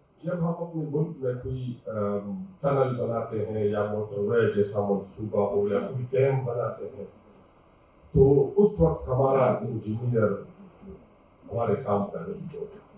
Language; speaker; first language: Urdu; non-native, local second language; Pashto